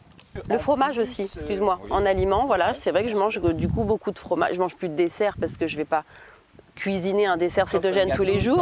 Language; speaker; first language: French; native; French